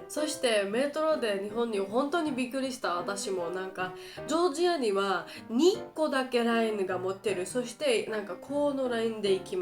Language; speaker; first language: Japanese; non-native, learner; Georgian